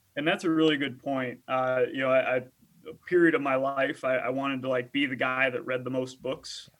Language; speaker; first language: English; native; English